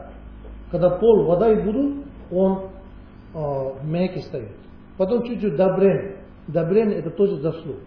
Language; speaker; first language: Russian; non-native, learner; Tibetan